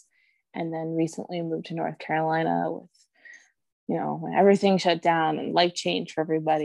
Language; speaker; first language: English; native; English